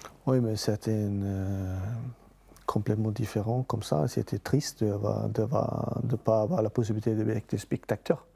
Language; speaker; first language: French; non-native, fluent; Swedish